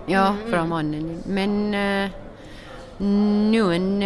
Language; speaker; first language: Norwegian; non-native, learner; Persian